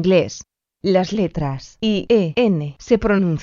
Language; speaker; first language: Spanish; non-native, fluent; French